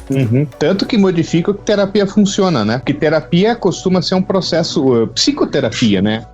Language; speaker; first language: Portuguese; native; Portuguese